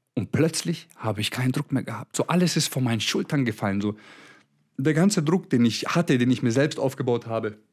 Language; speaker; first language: German; early bilingual, other home language; Croatian